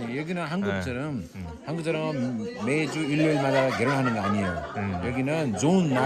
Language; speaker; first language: Korean; non-native, learner; Nepali